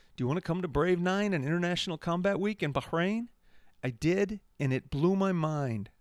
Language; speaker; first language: English; native; English